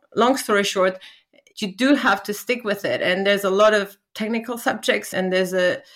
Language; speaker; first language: English; non-native, fluent; Spanish